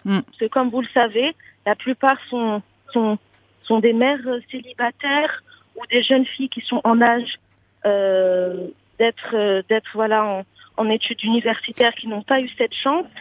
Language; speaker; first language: French; non-native, local second language; Arabic